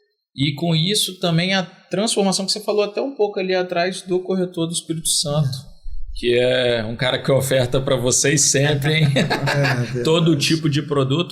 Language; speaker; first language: Portuguese; native; Portuguese